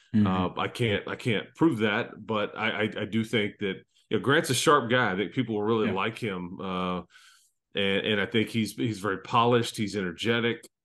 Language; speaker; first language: English; native; English